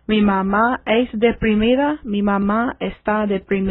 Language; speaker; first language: Spanish; non-native, fluent; English